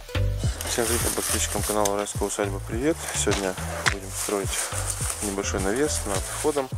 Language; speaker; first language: Russian; native; Russian